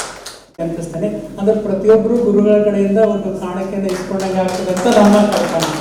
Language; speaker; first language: Kannada; native; Kannada